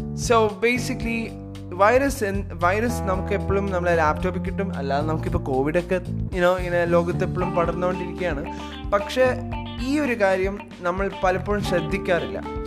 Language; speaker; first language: Malayalam; native; Malayalam